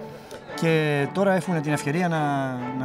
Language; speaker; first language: Greek; non-native, fluent; Spanish